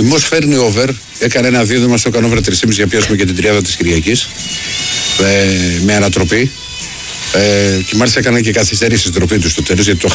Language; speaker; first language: Greek; native; Greek